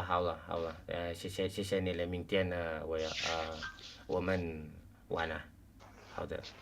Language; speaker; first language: Chinese; non-native, learner; Indonesian